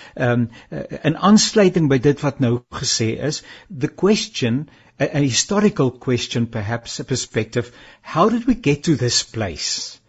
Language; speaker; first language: English; non-native, local second language; Afrikaans